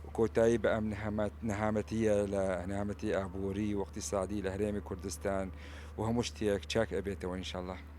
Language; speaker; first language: Central Kurdish; non-native, local second language; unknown